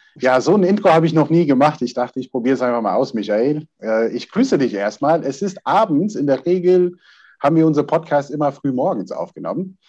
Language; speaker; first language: German; native; German